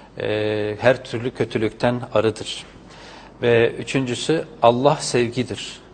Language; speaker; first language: Turkish; non-native, fluent; Spanish